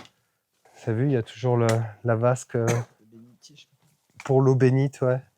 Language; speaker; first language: French; native; French